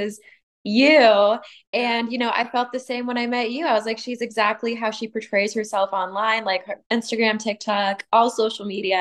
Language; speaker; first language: English; native; English